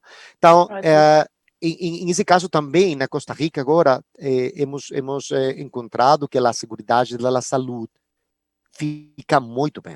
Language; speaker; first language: Portuguese; non-native, fluent; Spanish